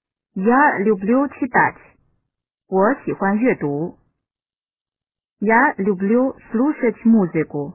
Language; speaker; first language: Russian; non-native, fluent; Chinese